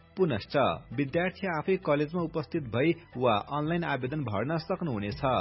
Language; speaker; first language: Nepali; native; Nepali